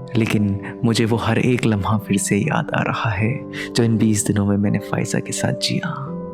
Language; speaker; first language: Hindi; native; Hindi